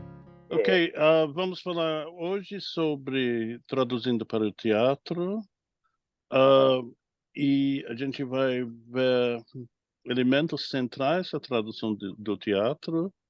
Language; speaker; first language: Portuguese; non-native, fluent; English